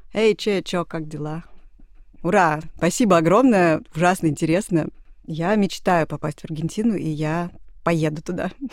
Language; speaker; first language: Russian; native; Russian